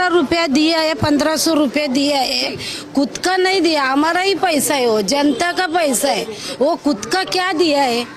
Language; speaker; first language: Hindi; non-native, local second language; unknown